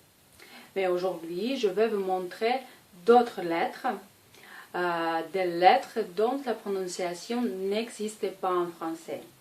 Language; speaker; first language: French; non-native, fluent; Russian